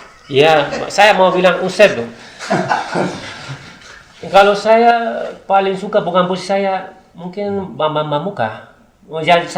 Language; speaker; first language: Indonesian; non-native, learner; Spanish